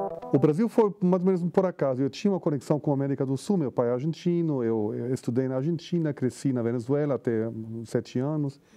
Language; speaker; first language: Portuguese; non-native, fluent; Spanish